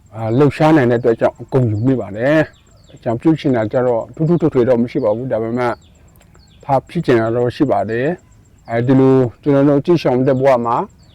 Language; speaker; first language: Burmese; non-native, local second language; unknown